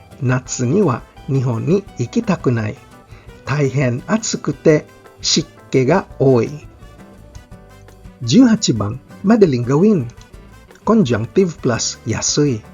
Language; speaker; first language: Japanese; non-native, fluent; Filipino